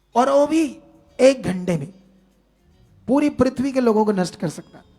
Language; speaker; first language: Hindi; non-native, local second language; Punjabi